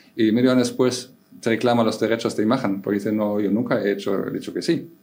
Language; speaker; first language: Spanish; non-native, fluent; German